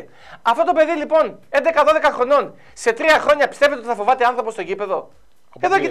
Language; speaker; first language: Greek; native; Greek